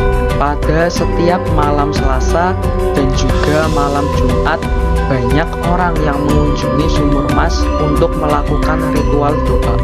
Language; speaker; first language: Indonesian; native; Indonesian